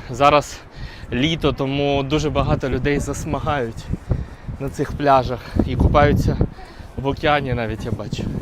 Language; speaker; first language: Ukrainian; native; Ukrainian